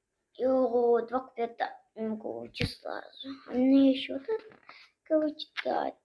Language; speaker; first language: Russian; non-native, local second language; Kazakh